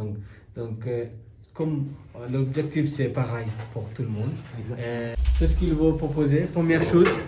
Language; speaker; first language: French; non-native, learner; Bangla